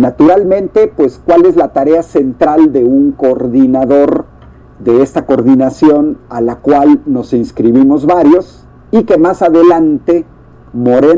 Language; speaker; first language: Spanish; native; Spanish